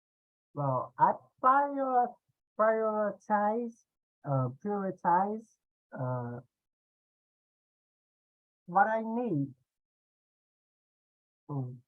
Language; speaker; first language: English; non-native, fluent; Portuguese